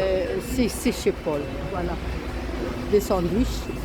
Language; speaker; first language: French; non-native, local second language; Arabic